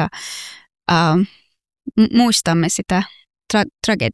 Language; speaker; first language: Finnish; non-native, fluent; Persian